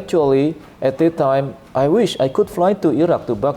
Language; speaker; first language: English; non-native, learner; Indonesian